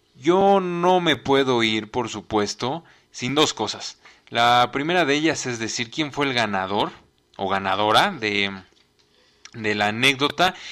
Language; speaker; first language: Spanish; native; Spanish